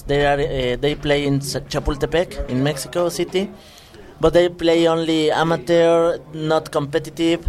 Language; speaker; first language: English; non-native, fluent; Spanish